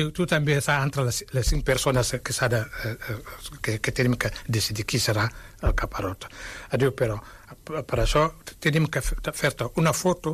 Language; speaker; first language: Catalan; non-native, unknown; Wolof